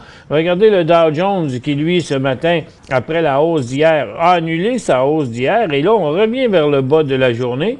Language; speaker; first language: French; native; French